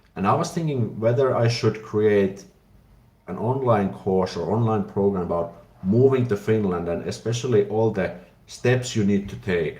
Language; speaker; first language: English; non-native, fluent; Finnish